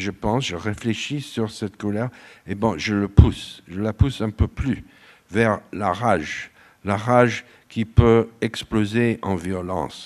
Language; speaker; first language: French; non-native, fluent; English